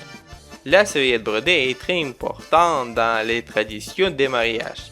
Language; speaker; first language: French; non-native, fluent; Ukrainian